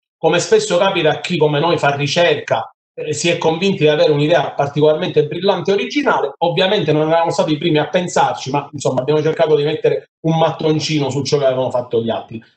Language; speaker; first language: Italian; native; Italian